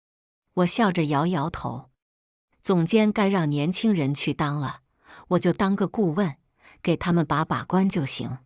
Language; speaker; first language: Chinese; native; Chinese